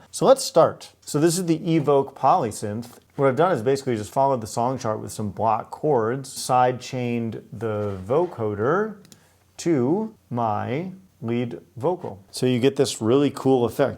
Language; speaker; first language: English; native; English